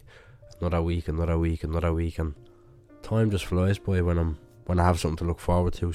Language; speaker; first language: English; native; English